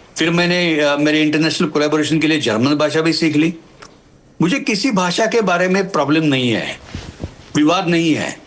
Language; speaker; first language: Hindi; non-native, local second language; Marathi